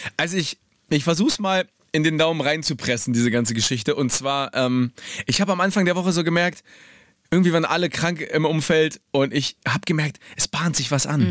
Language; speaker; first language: German; early bilingual, other home language; Polish